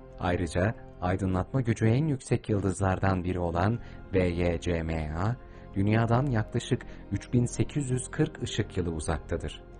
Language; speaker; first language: Turkish; native; Turkish